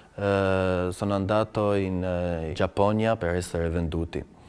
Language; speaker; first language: Italian; non-native, fluent; Albanian